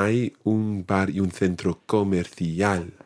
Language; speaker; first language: Spanish; non-native, fluent; English